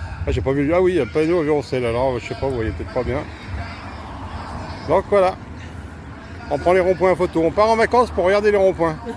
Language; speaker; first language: French; native; French